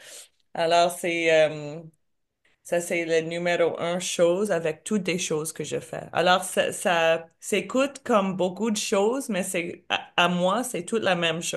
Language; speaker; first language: French; non-native, learner; English